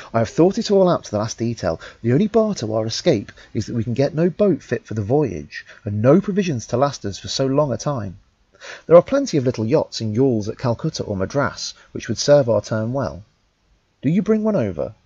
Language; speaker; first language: English; native; English